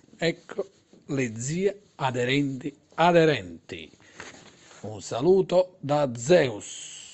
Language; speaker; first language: Italian; native; Italian